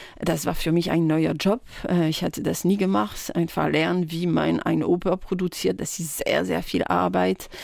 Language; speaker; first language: German; non-native, fluent; French